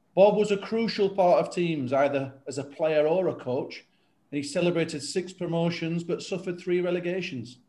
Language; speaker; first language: English; native; English